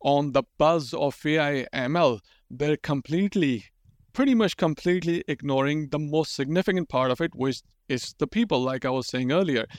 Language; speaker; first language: English; non-native, local second language; Urdu